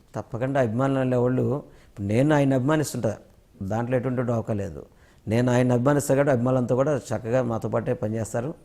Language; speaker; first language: Telugu; native; Telugu